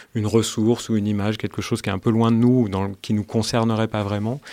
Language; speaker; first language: French; native; French